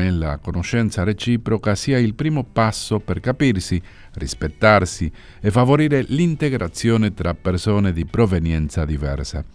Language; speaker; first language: Italian; non-native, fluent; Spanish